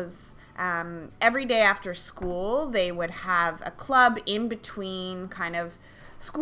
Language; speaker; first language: English; native; English